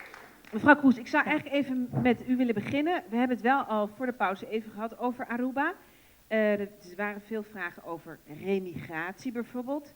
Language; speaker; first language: Dutch; native; Dutch